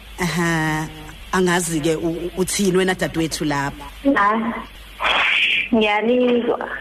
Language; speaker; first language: Zulu; native; Zulu